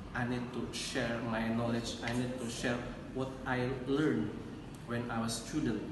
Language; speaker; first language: English; non-native, learner; Indonesian